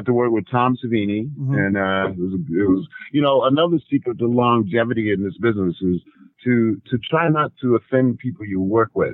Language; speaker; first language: English; native; English